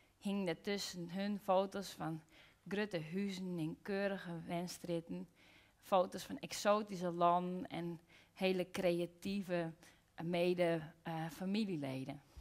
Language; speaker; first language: Dutch; non-native, local second language; Western Frisian